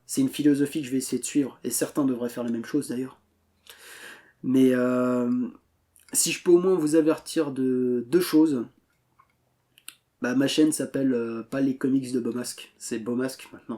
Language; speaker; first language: French; native; French